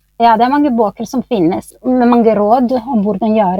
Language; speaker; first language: Norwegian; non-native, fluent; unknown